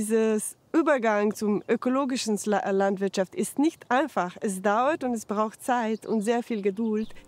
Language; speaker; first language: German; non-native, fluent; Slovenian